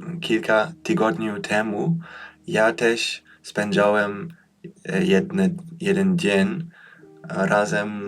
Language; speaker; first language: Polish; early bilingual, heritage; Polish